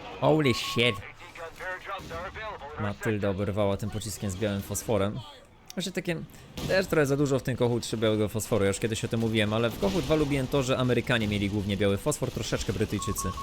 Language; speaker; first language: Polish; native; Polish